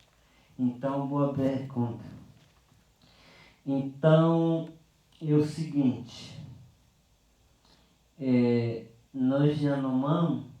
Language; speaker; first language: Portuguese; non-native, local second language; Yanomámi